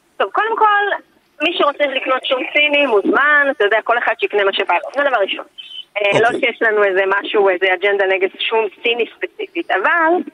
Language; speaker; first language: Hebrew; native; Hebrew